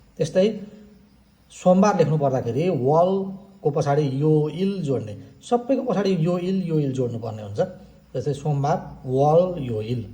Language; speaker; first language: Nepali; native; Nepali